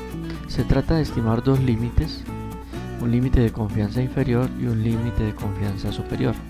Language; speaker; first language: Spanish; native; Spanish